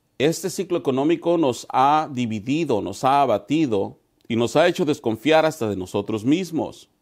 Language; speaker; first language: Spanish; native; Spanish